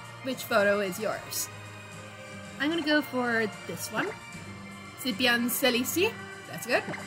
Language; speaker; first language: English; native; English